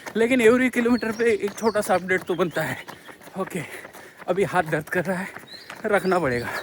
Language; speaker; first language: Hindi; non-native, local second language; Marathi